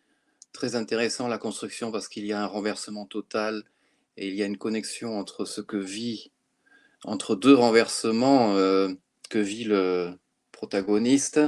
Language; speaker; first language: French; native; French